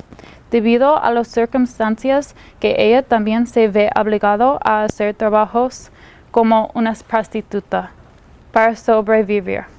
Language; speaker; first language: Spanish; non-native, learner; English